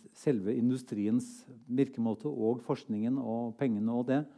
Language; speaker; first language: Norwegian; native; Norwegian